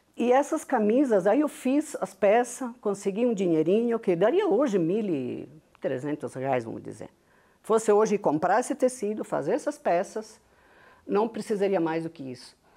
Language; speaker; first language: Portuguese; non-native, local second language; Venetian